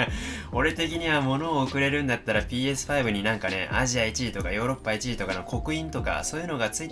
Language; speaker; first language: Japanese; native; Japanese